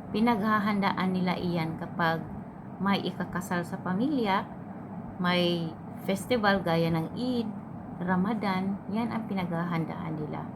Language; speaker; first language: Filipino; non-native, local second language; Cebuano